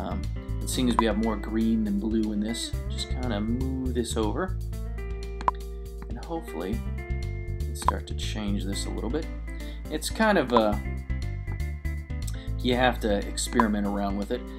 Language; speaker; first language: English; native; English